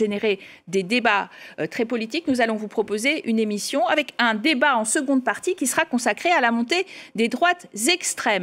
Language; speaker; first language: French; native; French